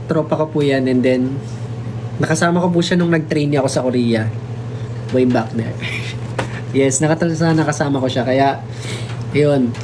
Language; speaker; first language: Filipino; non-native, local second language; Waray